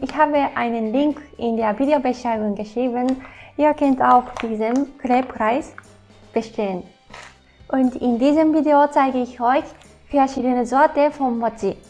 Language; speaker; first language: German; non-native, fluent; Japanese